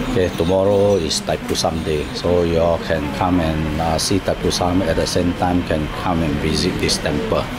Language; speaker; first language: English; non-native, local second language; Chinese